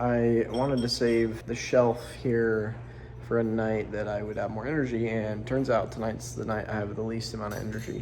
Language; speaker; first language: English; native; English